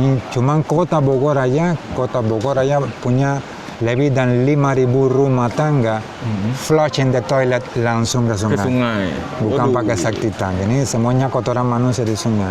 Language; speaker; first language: Indonesian; non-native, fluent; Spanish